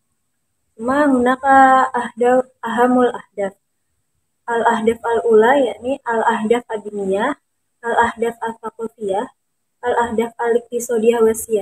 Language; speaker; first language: Arabic; non-native, learner; Indonesian